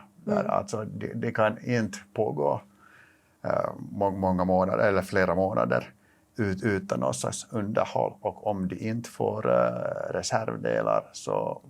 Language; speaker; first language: Swedish; non-native, local second language; Finnish